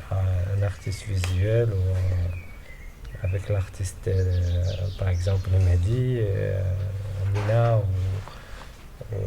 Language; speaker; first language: French; non-native, local second language; Arabic